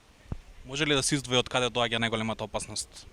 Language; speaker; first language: Macedonian; native; Macedonian